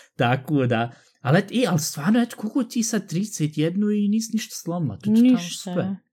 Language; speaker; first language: Bosnian; early bilingual, heritage; Bosnian